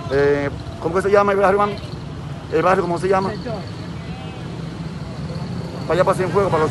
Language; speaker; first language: Spanish; native; Spanish